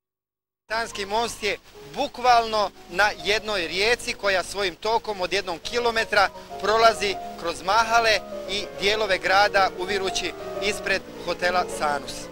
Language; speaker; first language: Bosnian; native; Bosnian